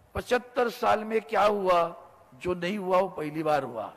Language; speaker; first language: Hindi; non-native, local second language; Marathi